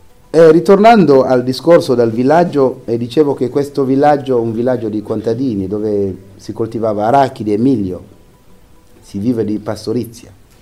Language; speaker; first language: Italian; non-native, fluent; Wolof